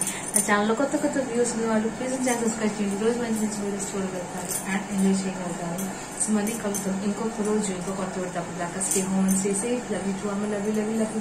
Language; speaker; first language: Telugu; native; Telugu